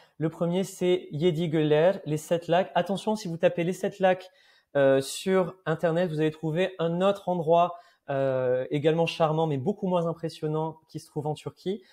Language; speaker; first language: French; native; French